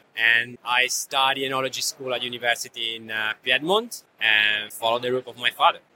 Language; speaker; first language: English; non-native, fluent; Italian